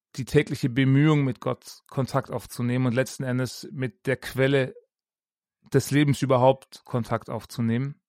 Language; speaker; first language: German; native; German